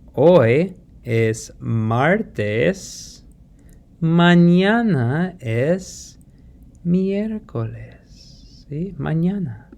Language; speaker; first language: Spanish; non-native, fluent; English